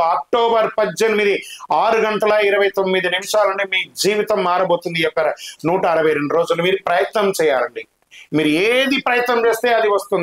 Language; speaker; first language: Telugu; native; Telugu